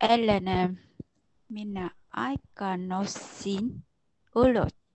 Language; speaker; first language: Finnish; non-native, learner; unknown